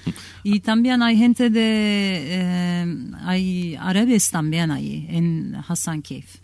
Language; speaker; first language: Spanish; non-native, learner; Kurdish